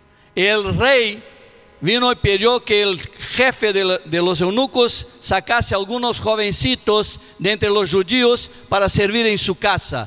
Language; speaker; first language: Spanish; non-native, learner; Portuguese